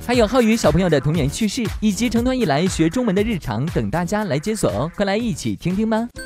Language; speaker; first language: Chinese; native; Chinese